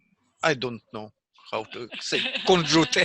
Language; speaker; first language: English; non-native, learner; Russian